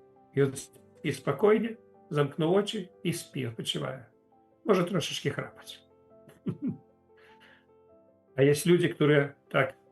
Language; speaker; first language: Polish; non-native, fluent; Russian